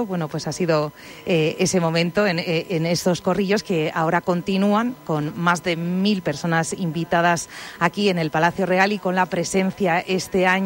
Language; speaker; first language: Spanish; native; Spanish